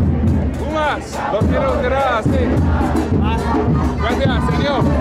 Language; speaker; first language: Spanish; non-native, learner; English